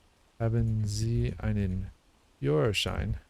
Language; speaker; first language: German; non-native, learner; English